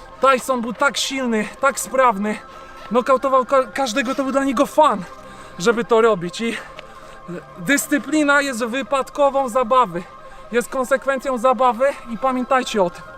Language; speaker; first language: Polish; native; Polish